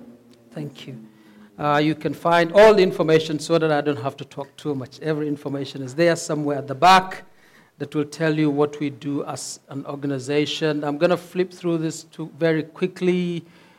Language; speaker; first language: English; non-native, local second language; Hausa